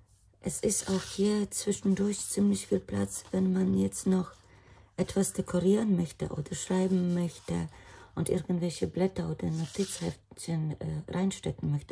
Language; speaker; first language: German; non-native, fluent; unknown